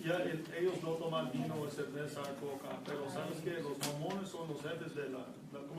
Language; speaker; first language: Spanish; non-native, learner; English